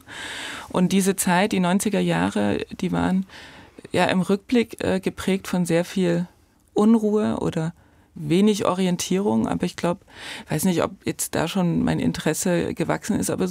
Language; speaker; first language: German; native; German